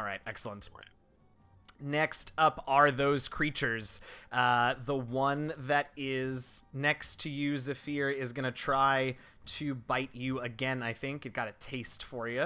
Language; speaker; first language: English; native; English